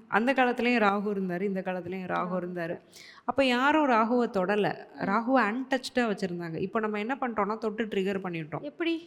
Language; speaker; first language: Tamil; native; Tamil